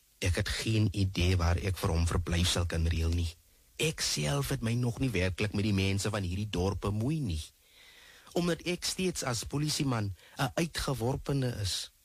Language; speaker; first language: Afrikaans; native; Afrikaans